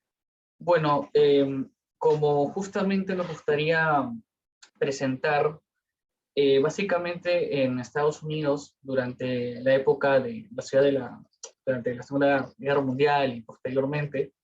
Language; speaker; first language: Spanish; native; Spanish